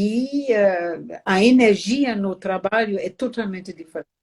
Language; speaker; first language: Portuguese; non-native, fluent; German